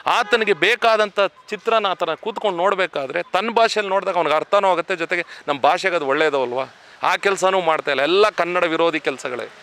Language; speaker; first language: Kannada; native; Kannada